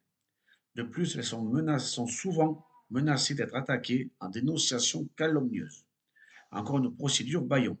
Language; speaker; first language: French; native; French